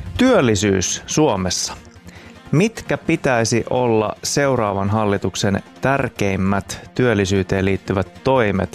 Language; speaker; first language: Finnish; native; Finnish